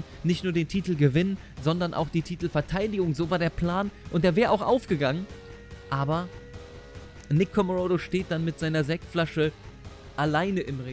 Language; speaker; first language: German; native; German